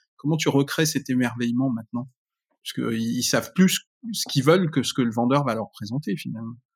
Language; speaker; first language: French; native; French